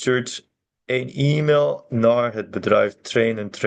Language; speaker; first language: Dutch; non-native, learner; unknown